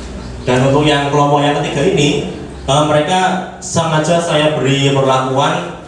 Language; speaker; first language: Indonesian; native; Indonesian